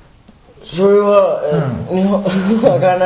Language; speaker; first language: Japanese; non-native, learner; Burmese